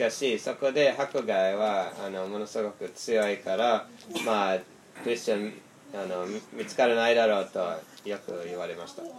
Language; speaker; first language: Japanese; non-native, fluent; English